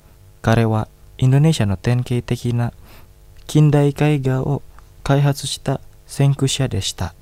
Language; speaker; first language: Japanese; non-native, fluent; Indonesian